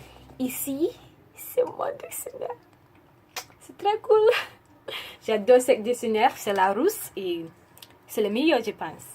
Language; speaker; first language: French; non-native, learner; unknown